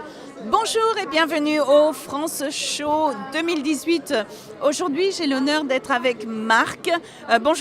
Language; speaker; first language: French; native; French